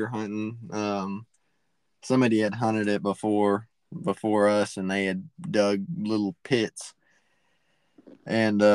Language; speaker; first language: English; native; English